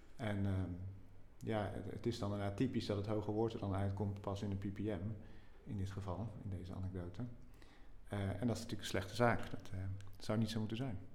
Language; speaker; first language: Dutch; native; Dutch